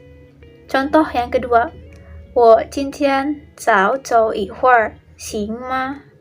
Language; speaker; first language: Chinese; non-native, learner; Indonesian